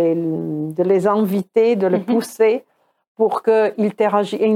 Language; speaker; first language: French; non-native, fluent; Croatian